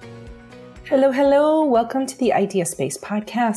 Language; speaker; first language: English; native; English